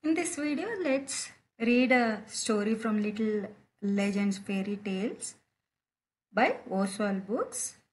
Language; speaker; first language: English; non-native, local second language; Kannada